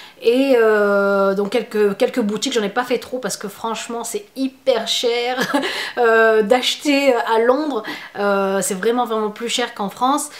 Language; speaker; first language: French; native; French